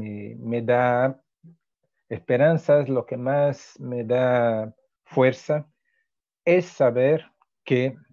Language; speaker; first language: Spanish; non-native, fluent; Portuguese